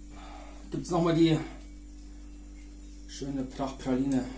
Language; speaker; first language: German; native; German